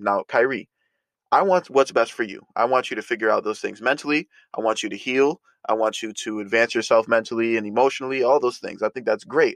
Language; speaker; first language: English; native; English